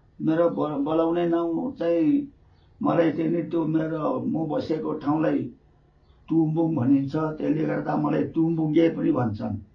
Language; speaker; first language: Nepali; non-native, local second language; Limbu